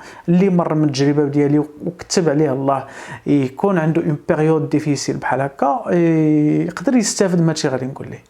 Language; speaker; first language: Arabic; native; Arabic